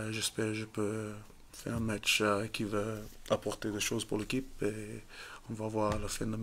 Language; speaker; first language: French; non-native, fluent; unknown